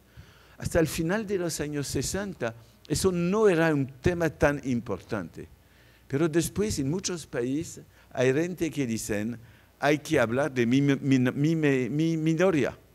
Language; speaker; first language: Spanish; non-native, fluent; French